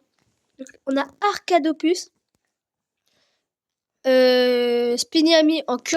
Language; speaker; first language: French; native; French